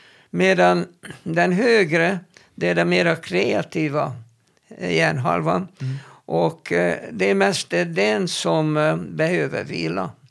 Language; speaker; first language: Swedish; non-native, fluent; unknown